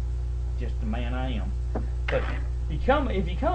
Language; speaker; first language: English; native; English